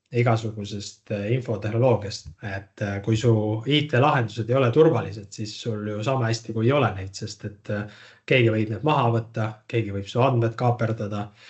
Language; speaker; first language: Estonian; native; Estonian